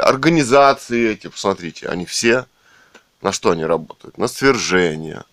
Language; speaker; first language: Russian; native; Russian